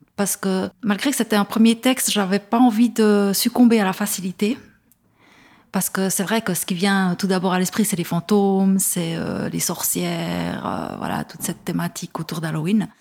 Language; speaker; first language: French; native; French